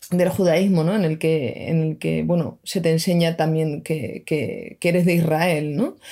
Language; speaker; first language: Spanish; native; Spanish